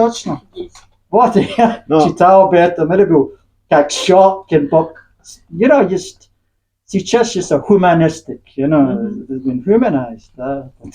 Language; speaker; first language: Russian; non-native, learner; English